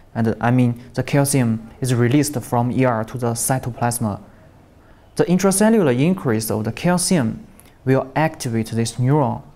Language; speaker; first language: English; non-native, learner; Chinese